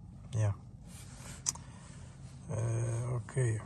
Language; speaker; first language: English; non-native, learner; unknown